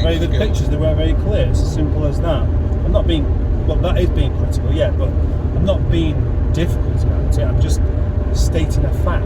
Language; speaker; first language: English; native; English